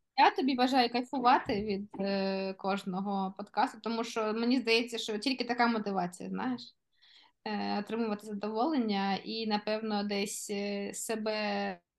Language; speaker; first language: Ukrainian; non-native, local second language; Russian